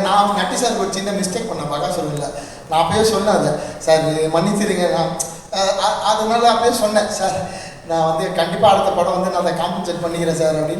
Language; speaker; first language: Tamil; native; Tamil